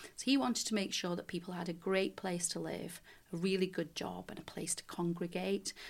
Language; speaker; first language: English; native; English